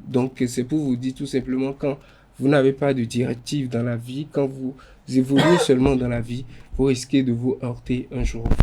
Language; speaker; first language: French; non-native, local second language; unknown